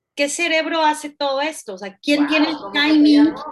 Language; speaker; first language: Spanish; native; Spanish